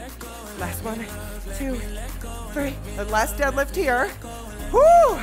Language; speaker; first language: English; native; English